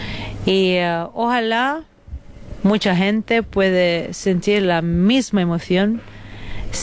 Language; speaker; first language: Spanish; non-native, fluent; Italian